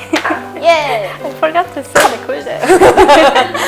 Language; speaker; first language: English; non-native, fluent; Kazakh